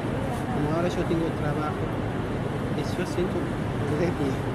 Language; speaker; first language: Spanish; non-native, learner; Arabic